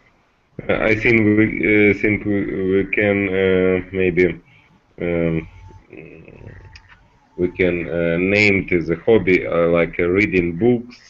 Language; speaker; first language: English; non-native, learner; Russian